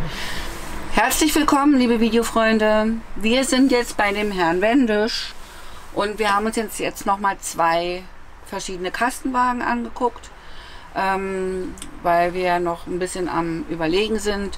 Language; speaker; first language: German; native; German